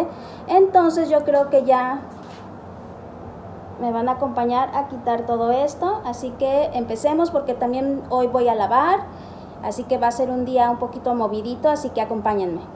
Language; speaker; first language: Spanish; native; Spanish